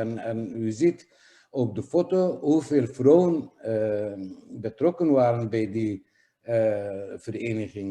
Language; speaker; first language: Dutch; non-native, fluent; Kurdish